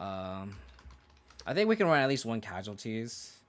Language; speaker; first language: English; native; English